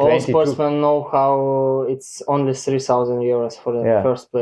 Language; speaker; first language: English; non-native, learner; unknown